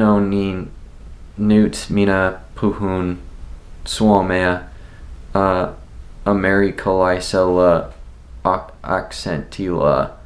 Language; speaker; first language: Finnish; non-native, learner; English